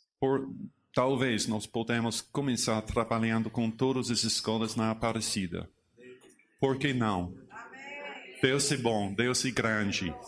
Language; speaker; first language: Portuguese; non-native, learner; English